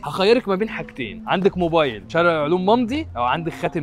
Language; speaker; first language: Arabic; native; Arabic